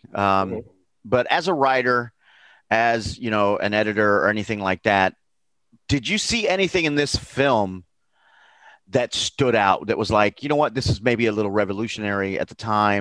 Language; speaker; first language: English; native; English